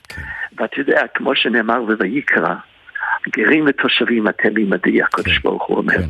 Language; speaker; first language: Hebrew; non-native, fluent; English